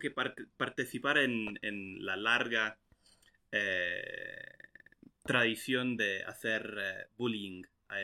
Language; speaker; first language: Spanish; non-native, fluent; English